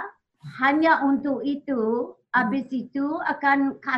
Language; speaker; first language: Indonesian; non-native, learner; English